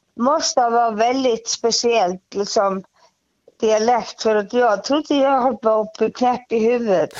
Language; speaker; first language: Swedish; non-native, fluent; Icelandic